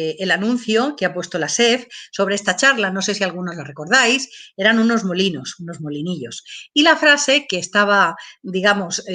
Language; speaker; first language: Spanish; native; Spanish